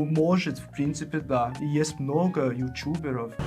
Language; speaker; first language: Russian; non-native, fluent; English